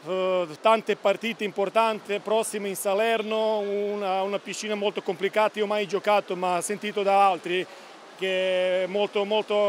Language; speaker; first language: Italian; non-native, learner; Serbian